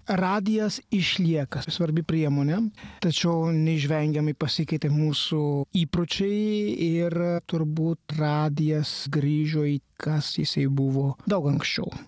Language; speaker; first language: Lithuanian; non-native, fluent; Italian